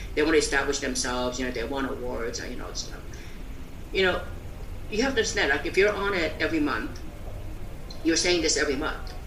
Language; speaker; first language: English; early bilingual, other home language; Korean